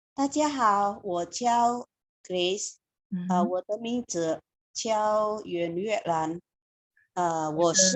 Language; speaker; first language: Chinese; non-native, learner; Indonesian